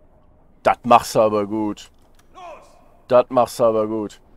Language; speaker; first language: German; native; German